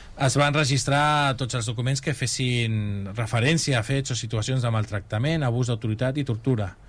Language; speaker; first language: Catalan; non-native, local second language; Spanish